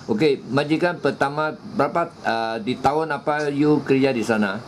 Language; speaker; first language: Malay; non-native, local second language; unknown